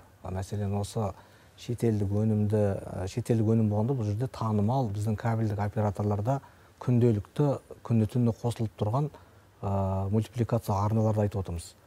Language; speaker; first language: Kazakh; native; Kazakh